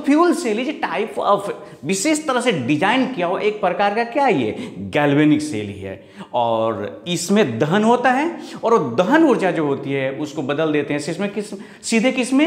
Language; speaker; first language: Hindi; native; Hindi